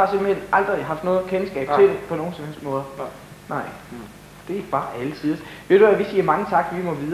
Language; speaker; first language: Danish; native; Danish